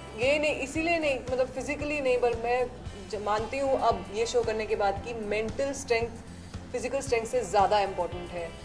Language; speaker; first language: Hindi; native; Hindi